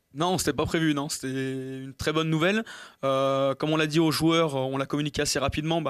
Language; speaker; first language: French; native; French